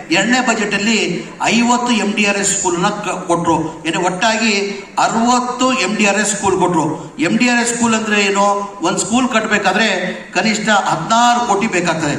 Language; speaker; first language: Kannada; non-native, local second language; Urdu